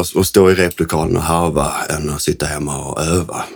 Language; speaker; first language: Swedish; native; Swedish